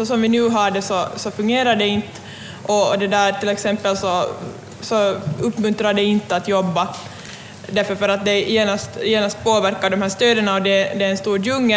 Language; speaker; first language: Swedish; native; Swedish